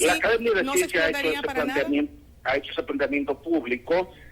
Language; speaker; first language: Spanish; native; Spanish